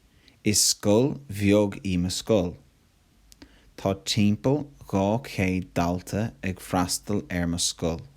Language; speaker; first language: Irish; non-native, local second language; English